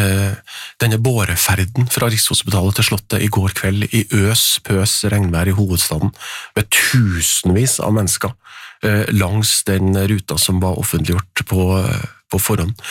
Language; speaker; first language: Norwegian; native; Norwegian